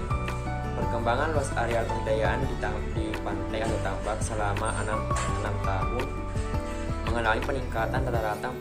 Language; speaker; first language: Indonesian; native; Indonesian